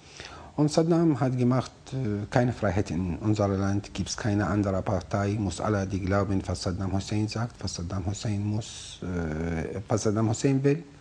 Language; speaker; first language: German; non-native, learner; Arabic